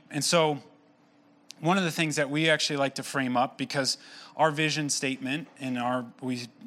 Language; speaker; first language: English; native; English